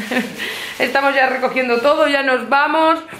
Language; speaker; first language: Spanish; native; Spanish